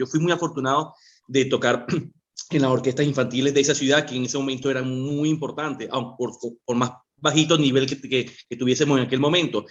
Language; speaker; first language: Spanish; native; Spanish